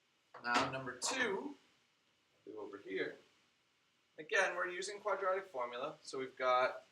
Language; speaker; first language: English; native; English